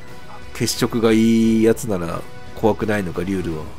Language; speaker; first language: Japanese; native; Japanese